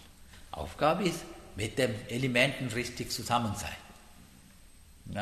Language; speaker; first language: German; non-native, learner; Sinhala